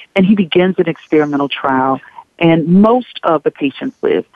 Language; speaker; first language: English; native; English